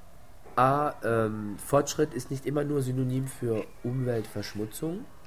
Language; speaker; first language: German; non-native, fluent; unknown